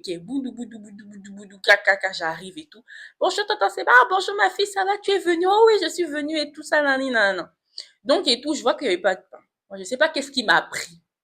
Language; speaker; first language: French; non-native, local second language; Lingala